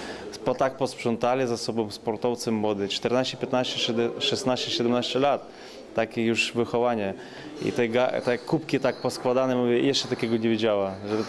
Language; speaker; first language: Polish; non-native, learner; Ukrainian